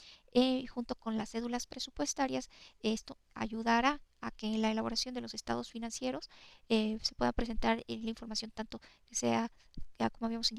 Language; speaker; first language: Spanish; native; Spanish